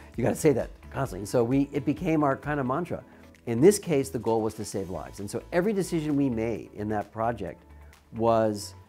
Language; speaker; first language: English; native; English